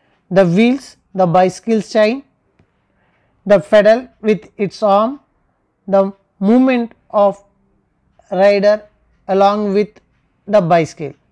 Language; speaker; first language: English; non-native, local second language; Telugu